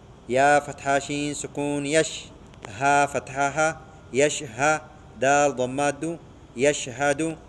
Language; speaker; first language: Arabic; non-native, fluent; Oromo